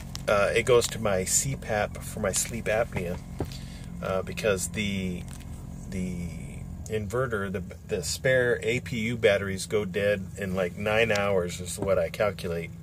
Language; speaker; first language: English; native; English